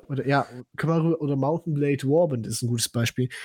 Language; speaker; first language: German; non-native, fluent; Polish